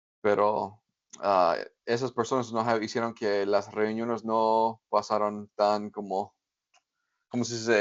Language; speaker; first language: Spanish; non-native, fluent; English